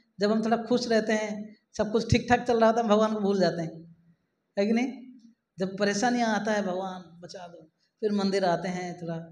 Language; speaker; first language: Hindi; non-native, local second language; Marathi